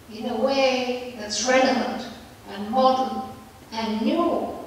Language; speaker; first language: English; non-native, fluent; Greek